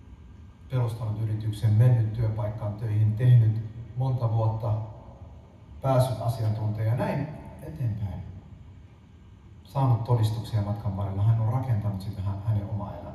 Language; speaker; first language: Finnish; early bilingual, other home language; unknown